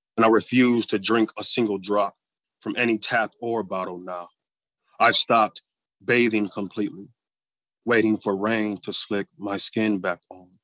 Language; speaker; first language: English; native; English